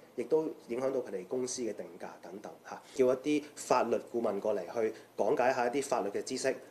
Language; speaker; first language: Chinese; non-native, local second language; Cantonese